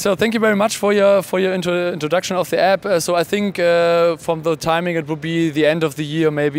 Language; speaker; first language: English; non-native, fluent; German